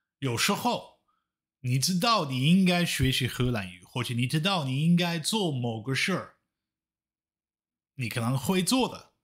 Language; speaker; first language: Chinese; non-native, fluent; Dutch